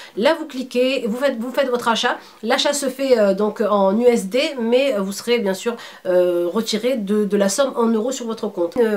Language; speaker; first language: French; early bilingual, other home language; Arabic